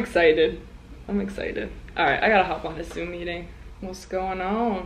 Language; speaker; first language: English; native; English